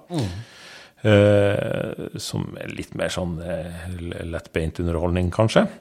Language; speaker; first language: Norwegian; native; Norwegian